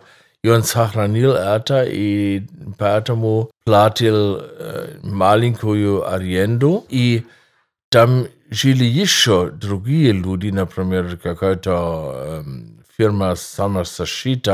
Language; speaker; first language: Russian; non-native, fluent; German